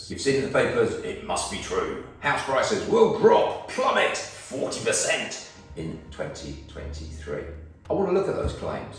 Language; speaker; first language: English; native; English